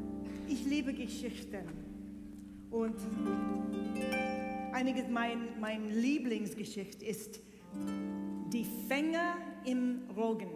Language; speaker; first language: German; non-native, learner; English